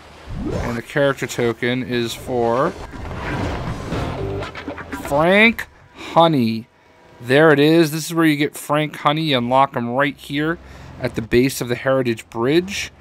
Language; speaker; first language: English; native; English